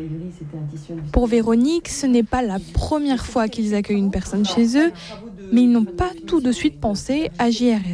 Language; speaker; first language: French; native; French